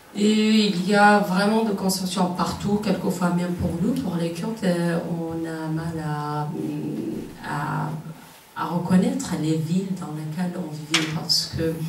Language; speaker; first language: French; non-native, fluent; Kurdish